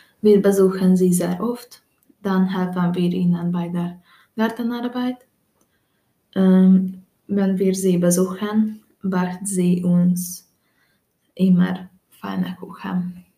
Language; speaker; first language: German; non-native, learner; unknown